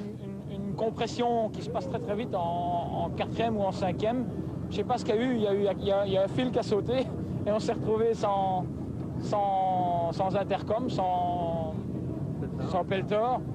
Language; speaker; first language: French; native; French